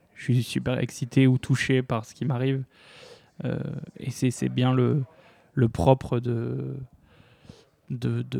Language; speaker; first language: French; native; French